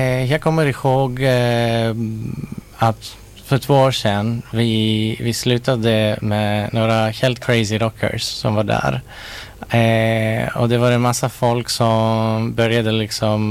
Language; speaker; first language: Swedish; non-native, fluent; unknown